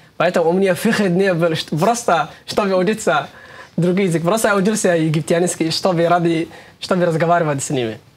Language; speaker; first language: Russian; non-native, learner; Somali